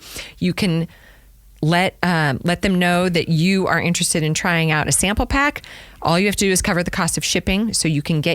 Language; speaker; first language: English; native; English